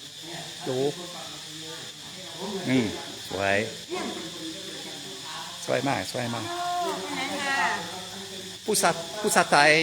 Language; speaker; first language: Thai; non-native, learner; French